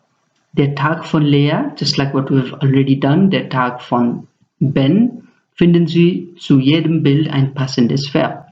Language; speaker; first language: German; non-native, fluent; Nepali